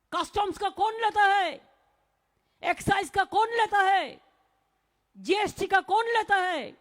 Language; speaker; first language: Hindi; non-native, local second language; Bangla